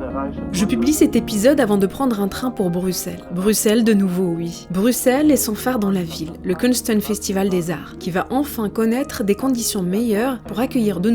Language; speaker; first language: French; native; French